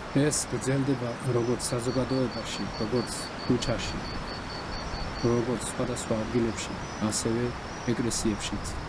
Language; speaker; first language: Georgian; non-native, local second language; Mingrelian